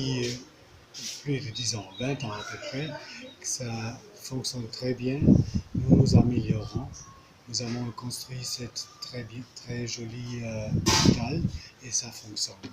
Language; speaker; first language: French; non-native, learner; German